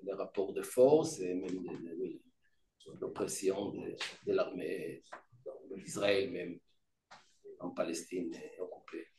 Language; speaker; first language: French; non-native, fluent; Hebrew